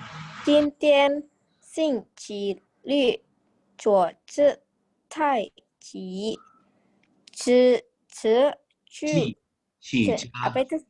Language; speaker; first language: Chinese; non-native, learner; Indonesian